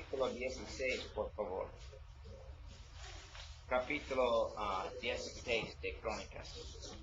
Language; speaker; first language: Spanish; non-native, learner; English